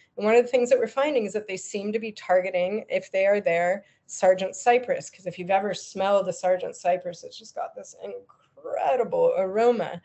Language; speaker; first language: English; native; English